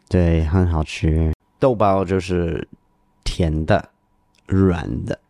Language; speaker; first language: Chinese; non-native, learner; English